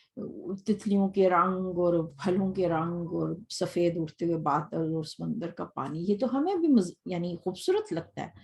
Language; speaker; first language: Urdu; native; Urdu